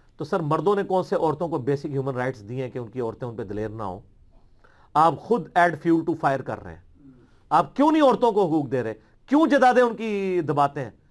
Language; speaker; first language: Urdu; non-native, local second language; Punjabi